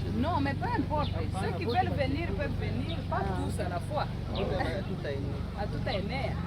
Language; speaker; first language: French; non-native, local second language; Lingala